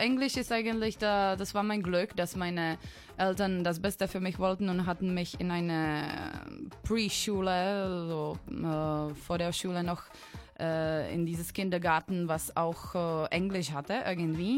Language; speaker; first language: German; non-native, fluent; Czech